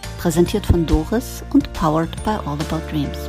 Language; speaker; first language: German; native; German